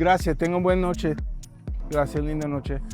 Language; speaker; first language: Spanish; non-native, learner; English